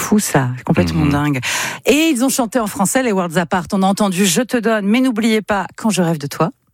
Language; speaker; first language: French; native; French